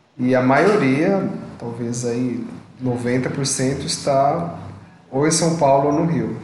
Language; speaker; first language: Portuguese; native; Portuguese